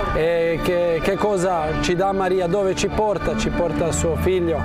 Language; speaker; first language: Italian; non-native, fluent; Croatian